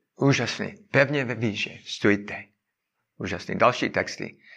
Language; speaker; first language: Czech; non-native, learner; English